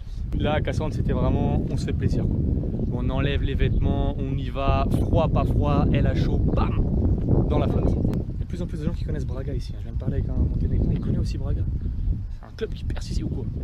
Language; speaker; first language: French; native; French